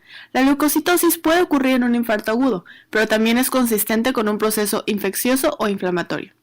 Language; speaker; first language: Spanish; native; Spanish